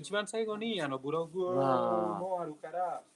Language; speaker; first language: Japanese; non-native, learner; Spanish